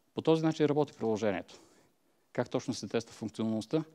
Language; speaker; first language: Bulgarian; native; Bulgarian